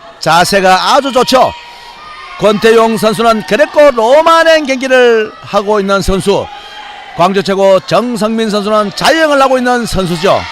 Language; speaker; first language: Korean; native; Korean